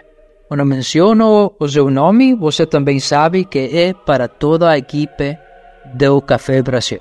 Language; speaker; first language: Portuguese; non-native, fluent; Spanish